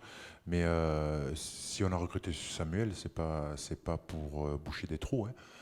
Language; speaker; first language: French; native; French